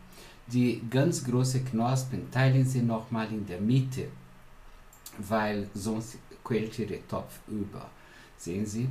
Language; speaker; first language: German; non-native, fluent; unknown